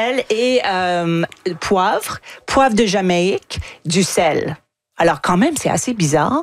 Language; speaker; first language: French; non-native, fluent; English